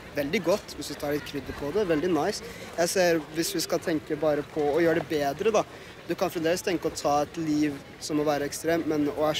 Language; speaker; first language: Norwegian; native; Norwegian